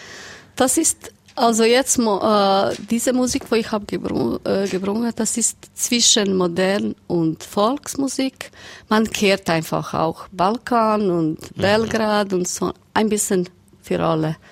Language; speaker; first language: German; non-native, learner; Serbian